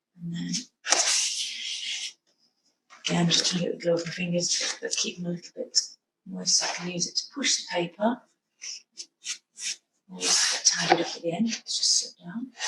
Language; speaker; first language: English; native; English